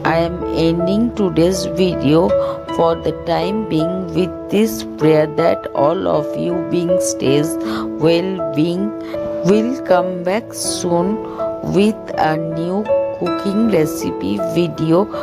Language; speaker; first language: English; non-native, local second language; Bangla